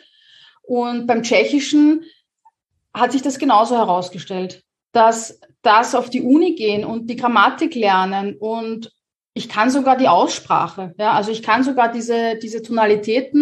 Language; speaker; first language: German; native; German